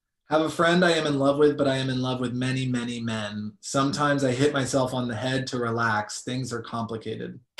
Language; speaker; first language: English; early bilingual, other home language; Spanish